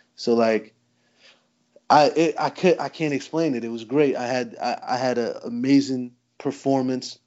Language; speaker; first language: English; native; English